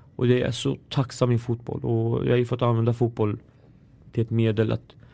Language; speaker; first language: Swedish; early bilingual, other home language; Arabic